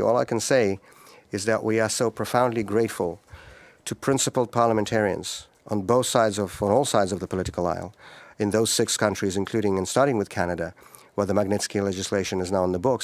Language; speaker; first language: English; non-native, fluent; Russian